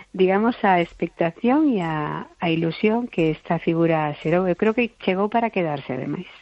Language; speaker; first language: Galician; non-native, local second language; Spanish